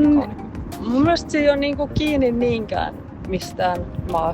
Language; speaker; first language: Finnish; native; Finnish